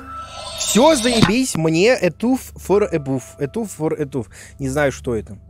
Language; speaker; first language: Russian; native; Russian